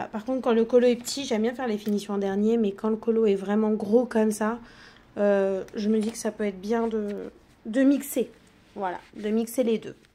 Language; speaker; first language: French; native; French